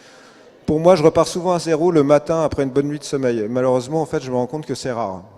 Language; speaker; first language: French; native; French